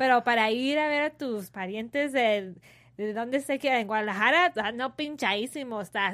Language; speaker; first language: Spanish; early bilingual, heritage; Spanish